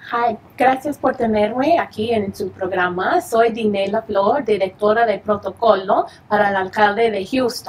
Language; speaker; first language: Spanish; early bilingual, heritage; English